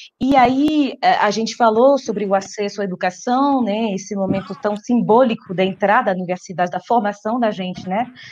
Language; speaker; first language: Portuguese; non-native, fluent; French